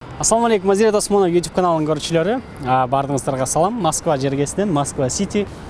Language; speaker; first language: Kyrgyz; native; Kyrgyz